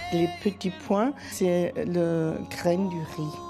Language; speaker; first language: French; non-native, learner; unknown